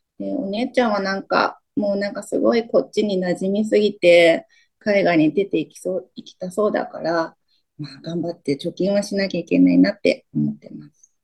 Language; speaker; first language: Japanese; native; Japanese